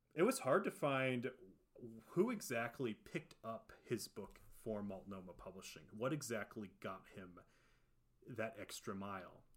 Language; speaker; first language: English; native; English